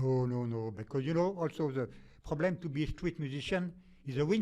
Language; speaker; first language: English; non-native, fluent; French